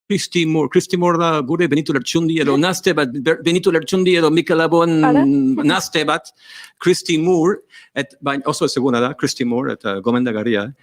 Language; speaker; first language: Basque; non-native, learner; English